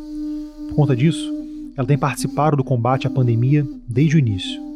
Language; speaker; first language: Portuguese; native; Portuguese